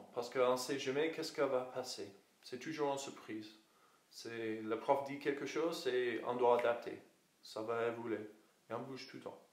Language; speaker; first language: French; non-native, fluent; English